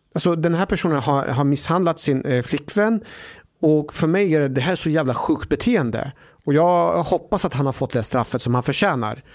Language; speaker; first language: Swedish; early bilingual, other home language; Somali